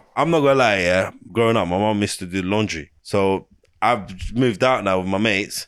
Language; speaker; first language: English; non-native, local second language; Arabic